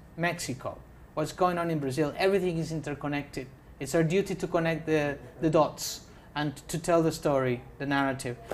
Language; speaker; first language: English; non-native, fluent; Spanish